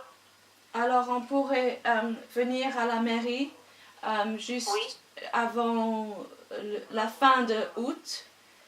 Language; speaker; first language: French; non-native, learner; English